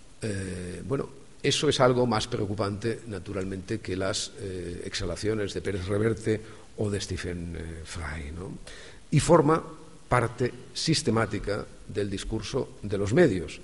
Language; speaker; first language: Spanish; native; Spanish